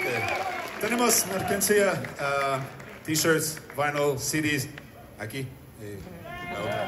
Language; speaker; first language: Spanish; non-native, learner; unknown